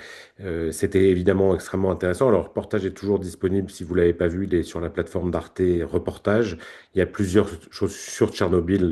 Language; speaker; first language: French; native; French